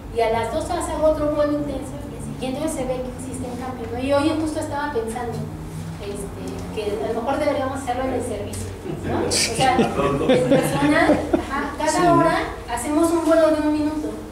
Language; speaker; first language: Spanish; native; Spanish